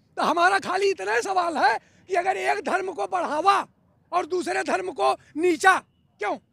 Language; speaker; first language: Hindi; native; Hindi